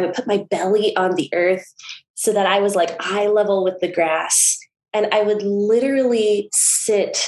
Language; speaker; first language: English; native; English